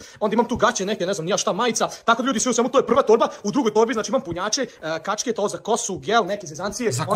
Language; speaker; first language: Croatian; native; Croatian